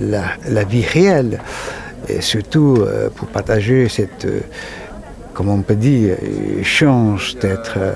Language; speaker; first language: French; non-native, fluent; Chinese